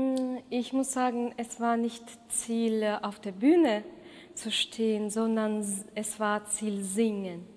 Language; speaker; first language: German; non-native, fluent; Russian